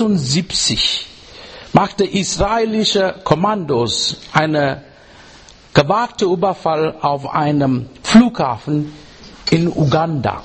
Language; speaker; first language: German; non-native, learner; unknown